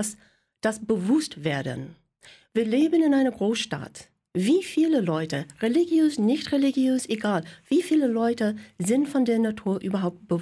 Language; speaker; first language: German; non-native, fluent; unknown